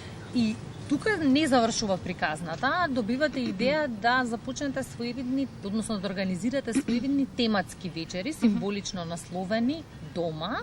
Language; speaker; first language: Macedonian; native; Macedonian